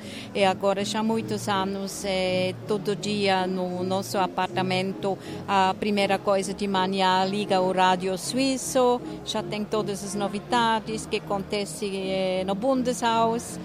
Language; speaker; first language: Portuguese; non-native, fluent; German